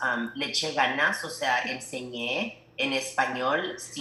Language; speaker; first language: English; early bilingual, other home language; Spanish